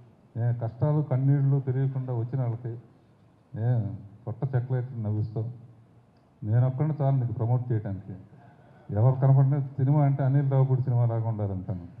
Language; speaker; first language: Telugu; native; Telugu